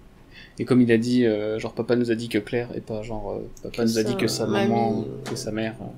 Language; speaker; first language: French; native; French